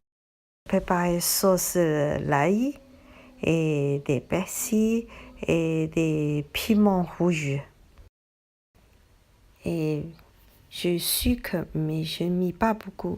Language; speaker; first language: French; non-native, learner; Chinese